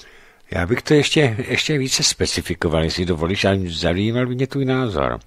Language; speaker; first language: Czech; native; Czech